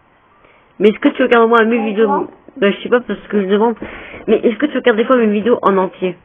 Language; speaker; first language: French; native; French